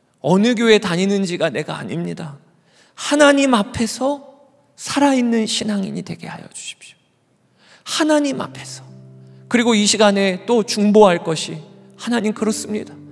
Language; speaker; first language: Korean; native; Korean